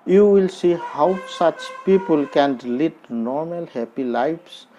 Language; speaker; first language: English; non-native, local second language; Assamese